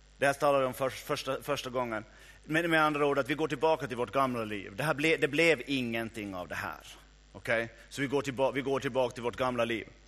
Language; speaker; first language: Swedish; native; Swedish